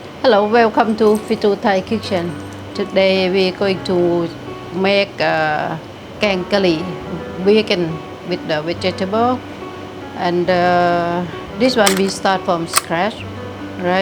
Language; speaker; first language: English; non-native, learner; Thai